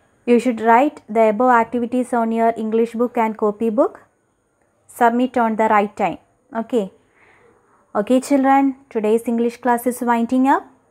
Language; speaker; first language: English; non-native, local second language; Malayalam